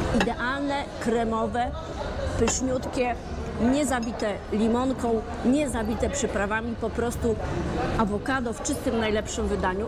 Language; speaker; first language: Polish; native; Polish